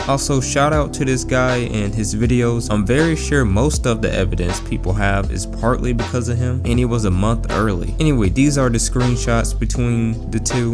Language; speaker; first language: English; native; English